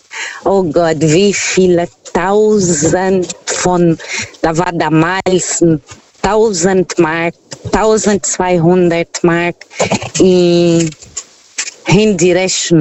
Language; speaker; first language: German; non-native, learner; Portuguese